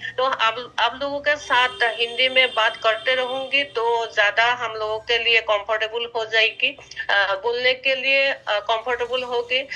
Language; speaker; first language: Hindi; non-native, local second language; Assamese